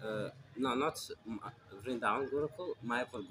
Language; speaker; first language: English; non-native, fluent; Russian